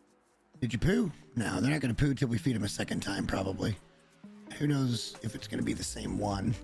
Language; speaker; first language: English; native; English